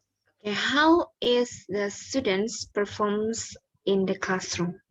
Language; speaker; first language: English; non-native, learner; Indonesian